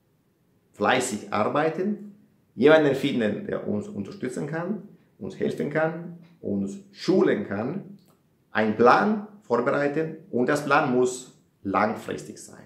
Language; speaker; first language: German; non-native, fluent; Italian